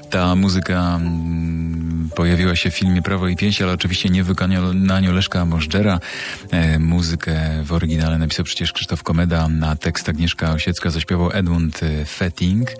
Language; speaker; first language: Polish; native; Polish